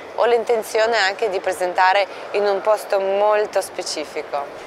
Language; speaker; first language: Italian; non-native, fluent; Russian